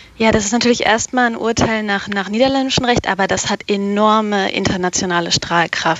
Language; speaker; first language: German; native; German